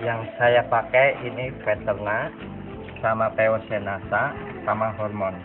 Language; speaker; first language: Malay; non-native, local second language; Javanese